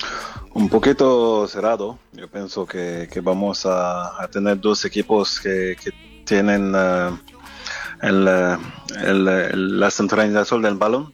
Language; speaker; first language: Spanish; non-native, fluent; French